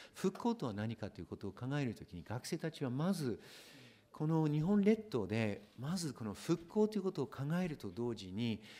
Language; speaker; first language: Japanese; non-native, fluent; English